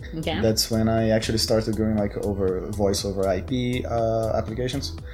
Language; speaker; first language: English; non-native, fluent; Portuguese